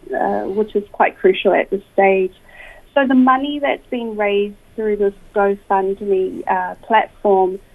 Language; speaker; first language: English; native; English